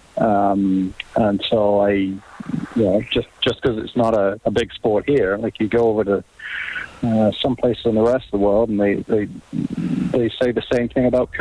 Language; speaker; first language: English; native; English